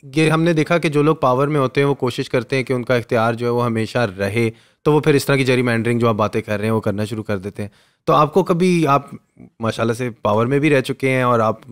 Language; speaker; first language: Urdu; native; Urdu